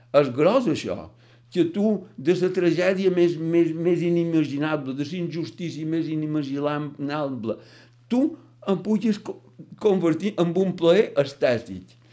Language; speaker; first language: Catalan; native; Catalan